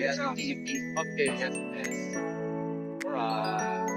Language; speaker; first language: English; non-native, learner; Indonesian